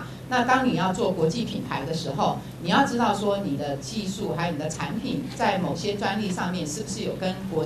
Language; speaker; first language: Chinese; native; Chinese